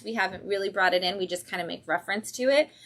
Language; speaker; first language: English; native; English